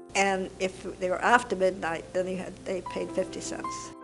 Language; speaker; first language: English; native; English